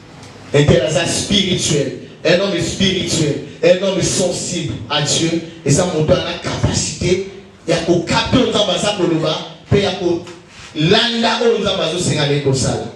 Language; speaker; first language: French; non-native, local second language; Lingala